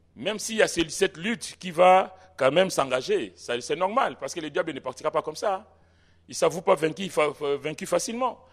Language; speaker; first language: French; non-native, local second language; Lingala